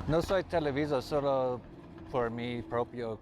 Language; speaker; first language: Spanish; non-native, learner; English